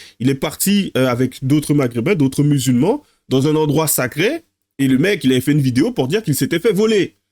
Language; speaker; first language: French; native; French